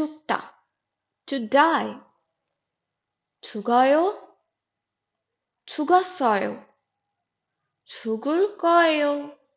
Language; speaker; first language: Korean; non-native, fluent; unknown